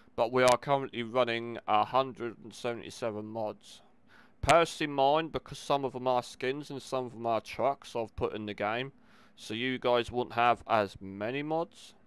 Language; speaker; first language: English; native; English